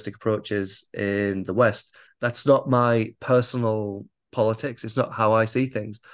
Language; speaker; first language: English; native; English